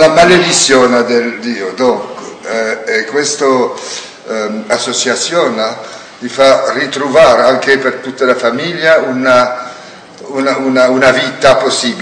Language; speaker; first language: Italian; non-native, learner; French